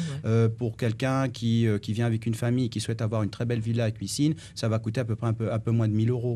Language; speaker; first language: French; native; French